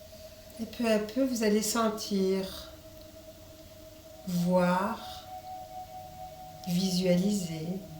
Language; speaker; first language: French; native; French